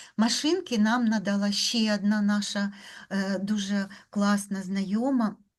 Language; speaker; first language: Ukrainian; non-native, local second language; Russian